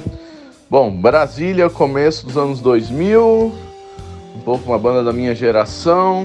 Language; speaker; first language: Portuguese; native; Portuguese